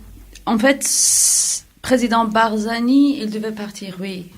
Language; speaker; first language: French; non-native, fluent; Kurdish